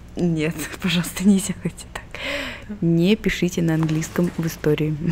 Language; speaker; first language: Russian; native; Russian